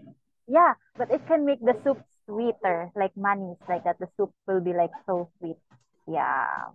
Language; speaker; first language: English; non-native, local second language; Cebuano